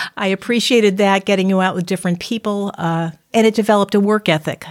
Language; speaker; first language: English; native; English